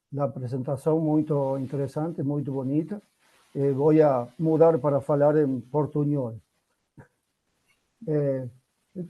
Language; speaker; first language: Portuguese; non-native, learner; Spanish